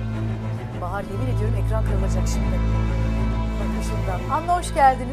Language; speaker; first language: Turkish; native; Turkish